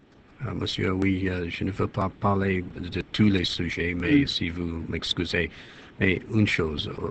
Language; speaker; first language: French; non-native, fluent; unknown